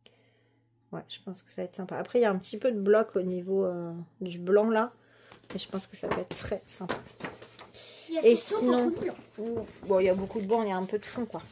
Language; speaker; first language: French; native; French